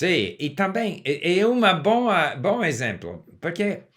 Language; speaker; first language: Portuguese; non-native, learner; English